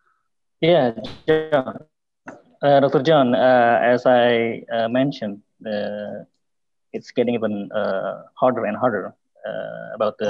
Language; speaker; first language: English; non-native, fluent; Indonesian